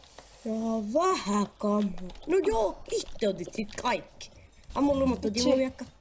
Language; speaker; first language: Finnish; native; Finnish